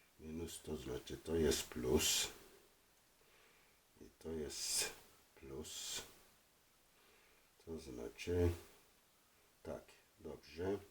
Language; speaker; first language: Polish; non-native, learner; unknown